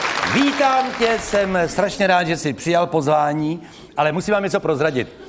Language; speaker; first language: Czech; native; Czech